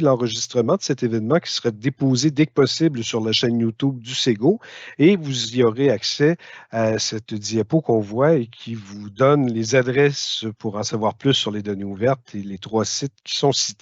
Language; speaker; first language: French; native; French